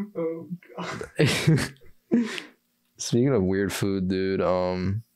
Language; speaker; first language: English; native; English